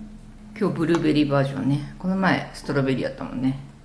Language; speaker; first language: Japanese; native; Japanese